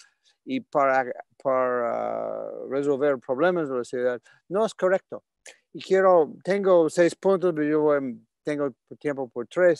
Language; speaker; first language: Spanish; non-native, fluent; English